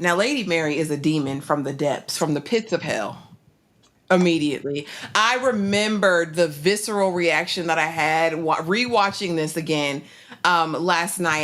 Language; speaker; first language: English; native; English